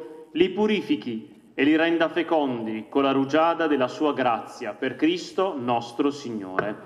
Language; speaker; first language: Italian; native; Italian